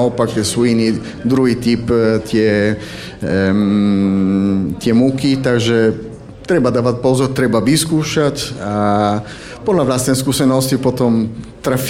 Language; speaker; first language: Slovak; non-native, fluent; Italian